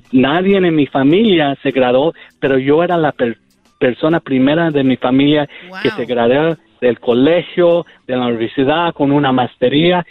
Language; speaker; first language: Spanish; early bilingual, heritage; Spanish